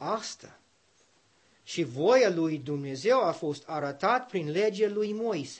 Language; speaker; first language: Romanian; non-native, learner; English